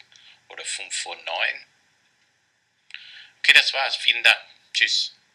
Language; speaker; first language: German; non-native, fluent; English